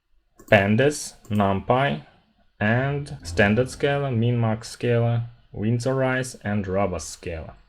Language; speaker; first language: English; non-native, fluent; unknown